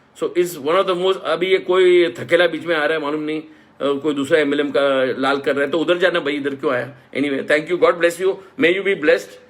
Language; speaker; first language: Hindi; non-native, local second language; Marathi